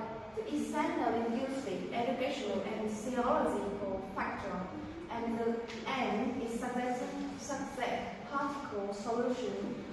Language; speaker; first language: English; non-native, learner; Vietnamese